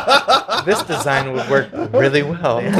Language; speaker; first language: English; native; English